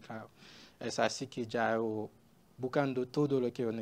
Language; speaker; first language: Spanish; non-native, learner; Haitian Creole